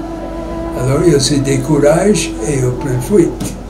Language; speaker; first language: French; non-native, fluent; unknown